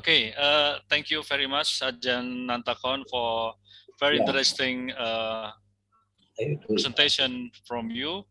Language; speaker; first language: English; non-native, fluent; Indonesian